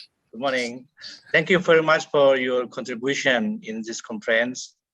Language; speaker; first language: English; non-native, fluent; Indonesian